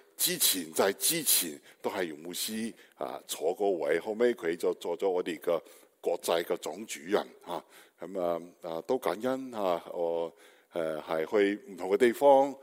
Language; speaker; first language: Cantonese; non-native, learner; Chinese